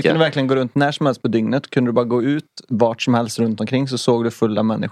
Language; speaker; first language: Swedish; native; Swedish